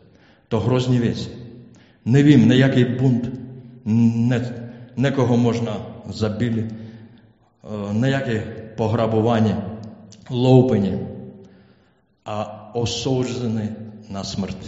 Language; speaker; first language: Czech; non-native, learner; Ukrainian